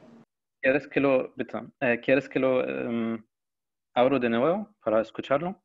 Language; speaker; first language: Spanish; non-native, learner; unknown